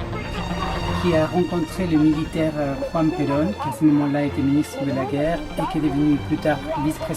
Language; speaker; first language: French; native; French